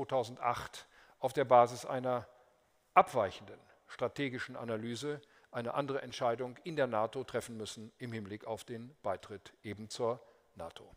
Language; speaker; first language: German; native; German